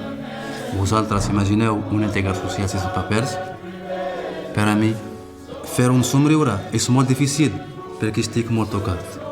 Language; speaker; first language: Catalan; non-native, fluent; Arabic